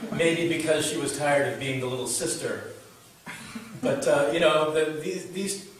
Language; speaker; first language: English; native; English